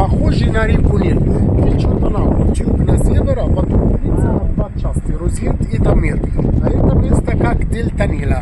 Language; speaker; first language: Russian; non-native, local second language; Arabic